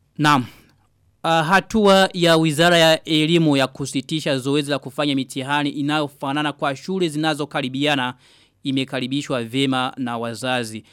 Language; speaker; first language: Swahili; non-native, local second language; Rundi